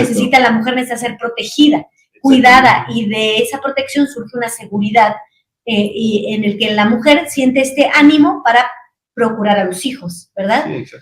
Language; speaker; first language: Spanish; native; Spanish